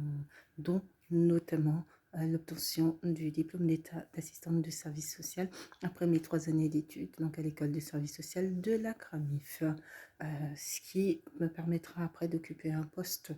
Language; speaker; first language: French; native; French